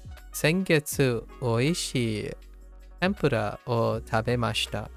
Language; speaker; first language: Japanese; non-native, learner; English